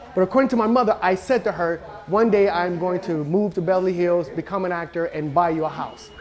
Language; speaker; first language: English; native; English